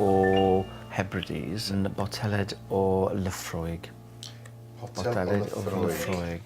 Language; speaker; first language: Welsh; non-native, learner; English